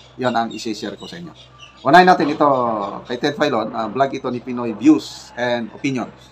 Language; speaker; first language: Filipino; native; Filipino